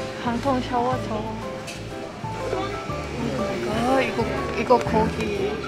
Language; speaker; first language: Korean; non-native, learner; Thai